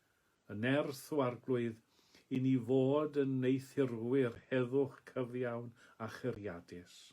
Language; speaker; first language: Welsh; native; Welsh